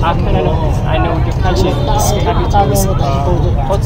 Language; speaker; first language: English; non-native, learner; Vietnamese